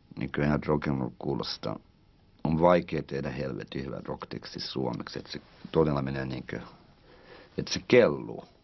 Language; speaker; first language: Finnish; early bilingual, heritage; Finnish